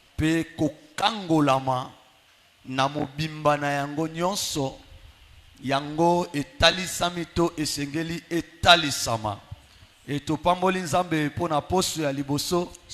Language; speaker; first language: Lingala; native; Lingala